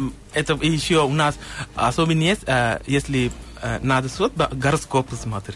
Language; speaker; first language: Russian; non-native, learner; Sinhala